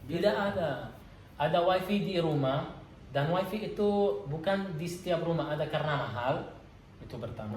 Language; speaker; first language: Indonesian; non-native, learner; Arabic